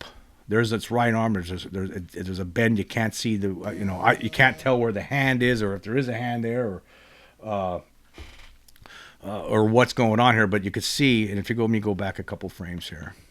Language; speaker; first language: English; native; English